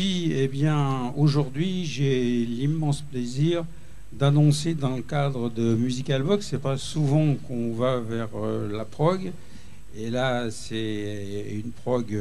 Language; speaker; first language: French; native; French